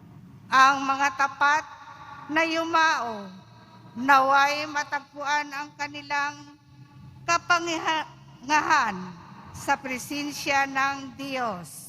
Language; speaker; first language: Filipino; native; Filipino